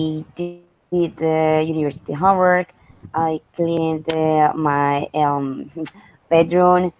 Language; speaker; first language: English; non-native, learner; Spanish